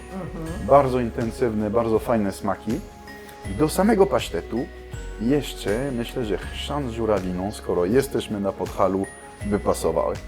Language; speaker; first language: Polish; non-native, fluent; French